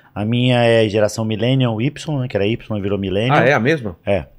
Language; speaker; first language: Portuguese; native; Portuguese